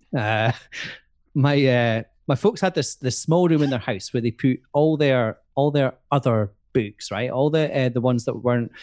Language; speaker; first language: English; native; English